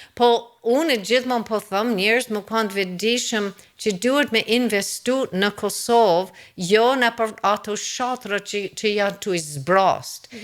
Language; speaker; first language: Albanian; non-native, fluent; English